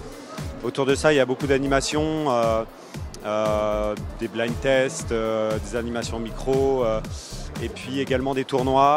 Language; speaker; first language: French; native; French